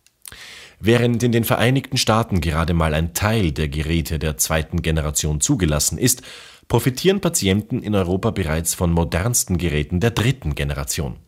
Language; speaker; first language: German; native; German